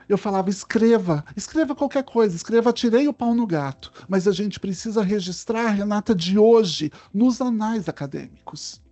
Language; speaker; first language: Portuguese; native; Portuguese